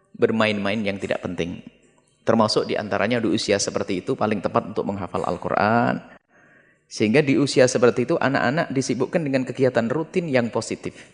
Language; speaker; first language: Indonesian; non-native, local second language; Javanese